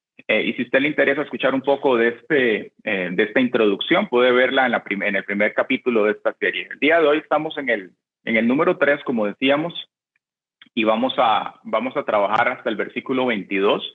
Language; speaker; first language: Spanish; native; Spanish